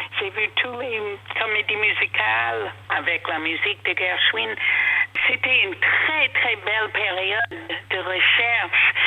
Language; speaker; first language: French; non-native, fluent; English